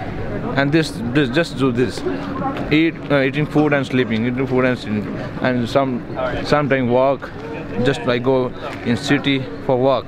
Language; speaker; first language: English; non-native, learner; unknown